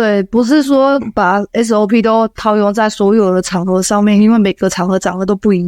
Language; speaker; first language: Chinese; native; Chinese